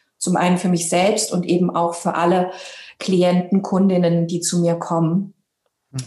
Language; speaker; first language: German; native; German